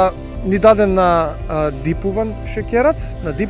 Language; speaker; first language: Macedonian; native; Macedonian